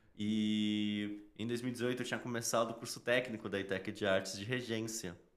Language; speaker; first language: Portuguese; native; Portuguese